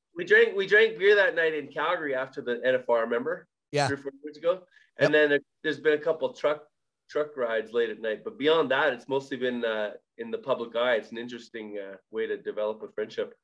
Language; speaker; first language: English; native; English